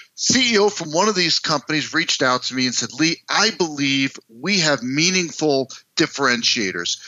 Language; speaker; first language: English; native; English